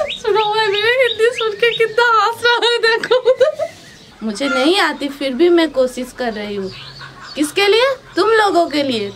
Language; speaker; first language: Hindi; non-native, local second language; Bangla